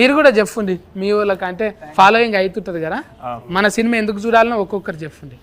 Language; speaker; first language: Telugu; native; Telugu